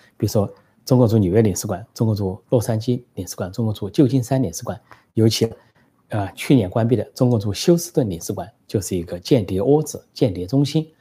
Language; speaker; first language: Chinese; native; Chinese